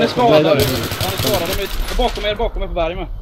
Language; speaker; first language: Swedish; native; Swedish